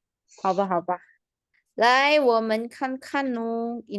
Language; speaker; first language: Chinese; non-native, fluent; Indonesian